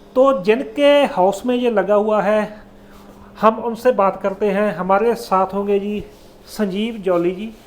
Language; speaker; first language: Hindi; native; Hindi